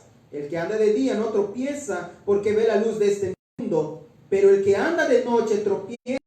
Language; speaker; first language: Spanish; native; Spanish